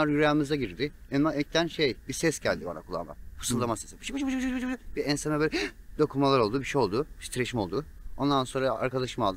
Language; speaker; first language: Turkish; native; Turkish